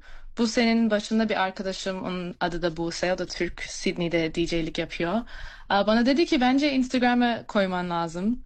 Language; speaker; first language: Turkish; early bilingual, heritage; Turkish